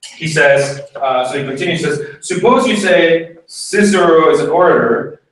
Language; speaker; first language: English; early bilingual, other home language; Spanish